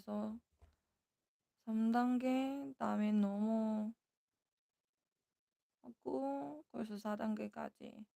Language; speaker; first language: Korean; non-native, fluent; Filipino